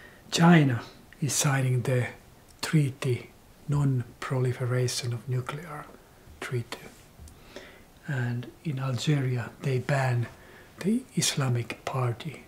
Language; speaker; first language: English; non-native, fluent; Finnish